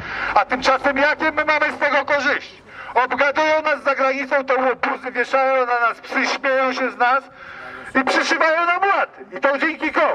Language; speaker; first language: Polish; native; Polish